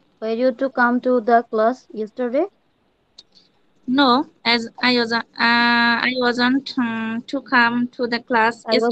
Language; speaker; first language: English; non-native, learner; Bangla